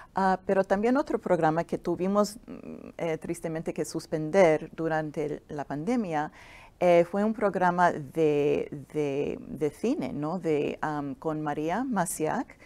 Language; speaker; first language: Spanish; non-native, fluent; English